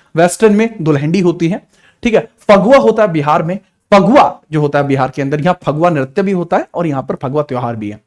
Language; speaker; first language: Hindi; native; Hindi